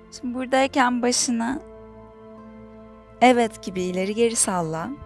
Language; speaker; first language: Turkish; native; Turkish